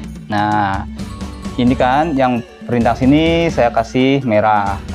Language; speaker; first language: Indonesian; native; Indonesian